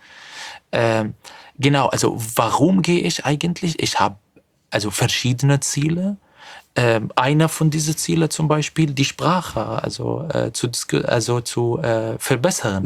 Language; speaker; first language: German; non-native, fluent; Arabic